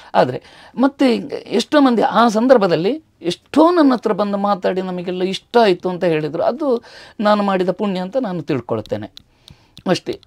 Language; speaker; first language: Kannada; non-native, local second language; Tulu